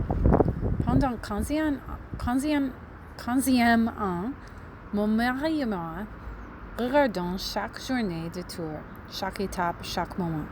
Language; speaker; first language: French; non-native, learner; English